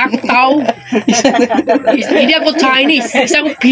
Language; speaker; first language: Filipino; non-native, local second language; Cebuano